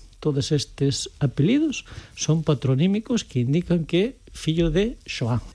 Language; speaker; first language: Galician; native; Galician